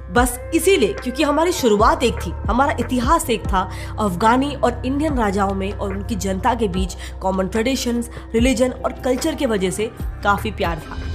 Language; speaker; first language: Hindi; native; Hindi